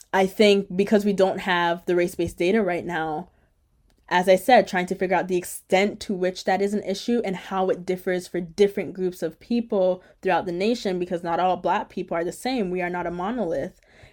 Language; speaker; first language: English; native; English